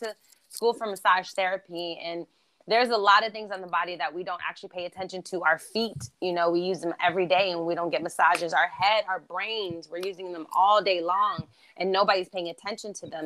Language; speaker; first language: English; non-native, fluent; German